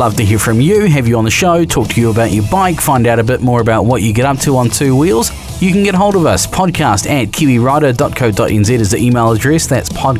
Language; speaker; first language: English; native; English